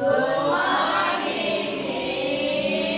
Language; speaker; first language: English; non-native, learner; Indonesian